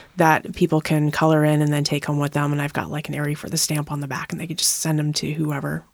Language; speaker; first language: English; native; English